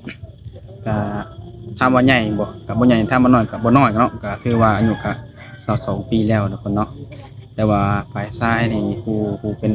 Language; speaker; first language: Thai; non-native, local second language; Northeastern Thai